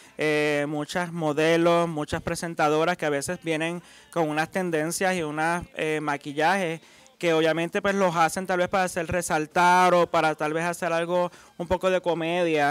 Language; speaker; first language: Spanish; native; Spanish